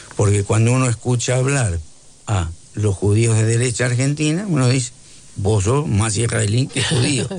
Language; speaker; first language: Spanish; native; Spanish